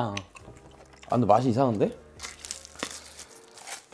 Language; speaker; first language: Korean; native; Korean